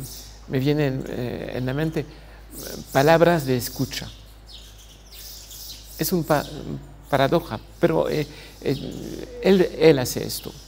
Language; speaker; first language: Spanish; non-native, fluent; French